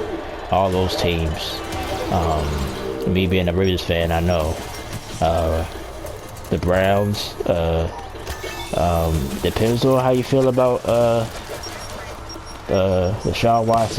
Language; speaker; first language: English; native; English